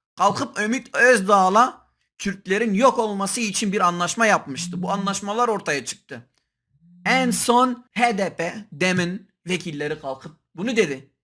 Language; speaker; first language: Turkish; non-native, local second language; Kurdish